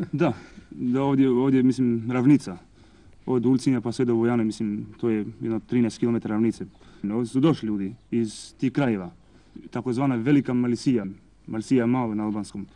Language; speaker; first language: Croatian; non-native, local second language; Albanian